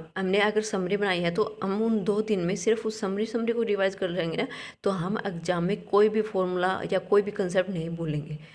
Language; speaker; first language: Hindi; native; Hindi